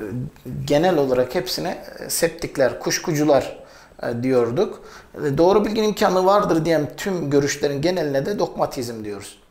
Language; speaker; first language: Turkish; native; Turkish